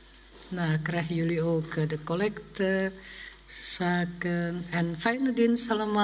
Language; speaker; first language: Dutch; non-native, learner; Indonesian